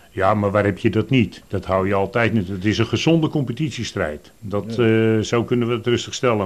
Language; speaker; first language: Dutch; native; Dutch